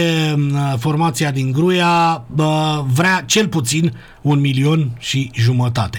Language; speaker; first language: Romanian; native; Romanian